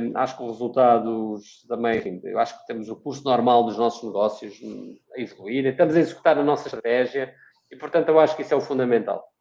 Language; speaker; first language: Portuguese; native; Portuguese